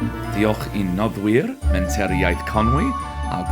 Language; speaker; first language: Welsh; non-native, learner; English